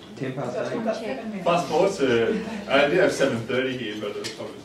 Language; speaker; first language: English; native; English